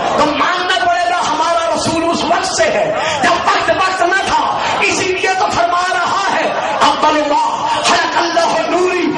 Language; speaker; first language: Urdu; non-native, local second language; Punjabi